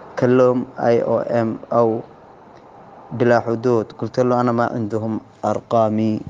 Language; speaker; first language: Arabic; non-native, local second language; Somali